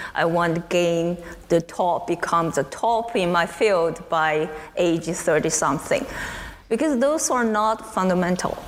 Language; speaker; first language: English; non-native, fluent; Chinese